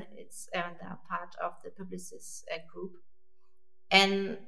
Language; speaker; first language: English; non-native, fluent; French